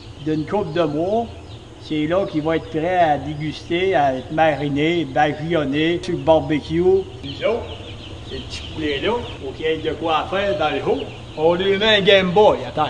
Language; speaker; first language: French; native; French